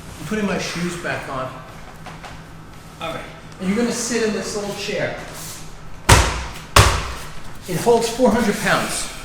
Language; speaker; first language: English; native; English